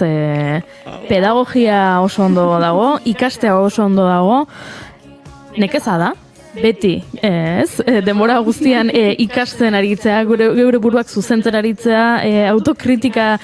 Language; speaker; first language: Basque; native; Basque